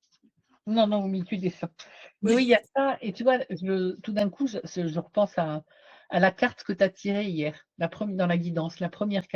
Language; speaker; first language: French; native; French